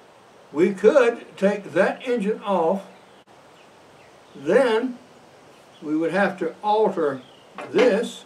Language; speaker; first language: English; native; English